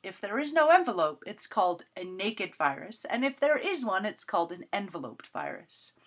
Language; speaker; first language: English; native; English